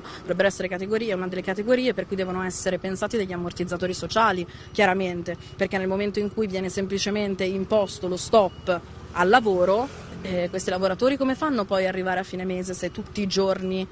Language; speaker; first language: Italian; native; Italian